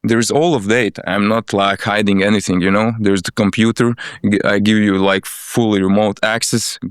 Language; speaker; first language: English; non-native, fluent; Latvian